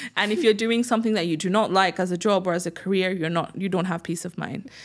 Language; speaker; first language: English; non-native, fluent; French